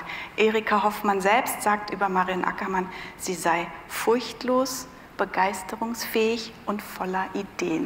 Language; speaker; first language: German; native; German